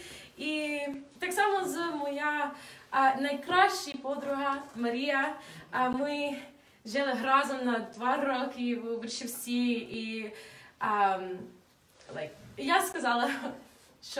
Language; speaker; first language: Ukrainian; non-native, learner; English